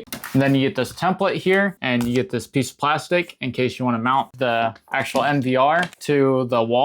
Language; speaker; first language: English; native; English